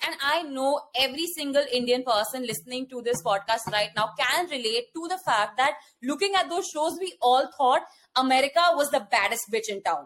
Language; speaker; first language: English; non-native, local second language; Hindi